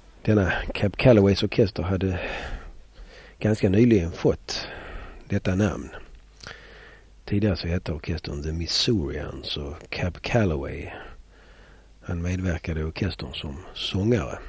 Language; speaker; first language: Swedish; native; Swedish